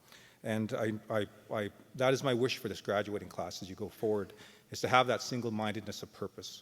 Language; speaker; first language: English; native; English